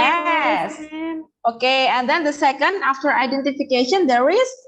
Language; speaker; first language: English; non-native, learner; Indonesian